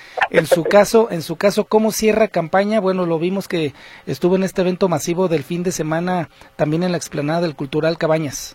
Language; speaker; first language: Spanish; native; Spanish